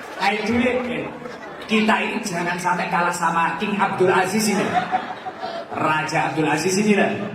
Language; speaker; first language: Indonesian; non-native, local second language; Javanese